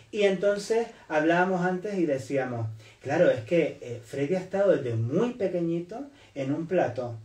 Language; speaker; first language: Spanish; native; Spanish